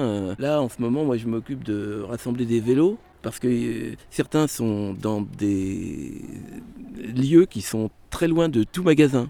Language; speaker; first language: French; native; French